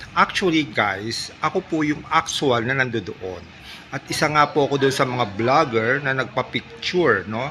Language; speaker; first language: Filipino; non-native, local second language; Waray